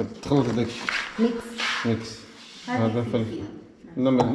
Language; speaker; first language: Arabic; native; Arabic